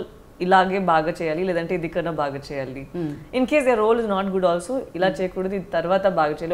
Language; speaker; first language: Telugu; non-native, learner; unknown